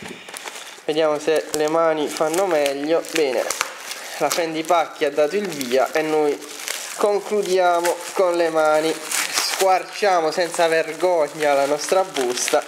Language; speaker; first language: Italian; native; Italian